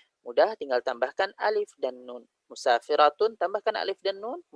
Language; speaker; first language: Indonesian; native; Indonesian